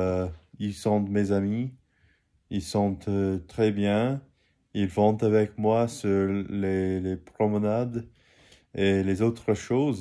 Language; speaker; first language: French; non-native, learner; English